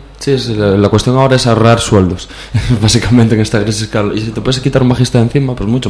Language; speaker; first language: Spanish; native; Spanish